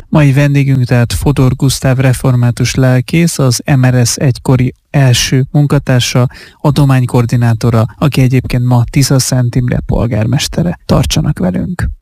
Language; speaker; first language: Hungarian; native; Hungarian